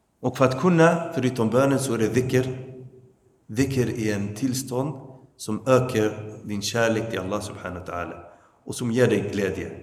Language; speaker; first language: Swedish; early bilingual, other home language; Arabic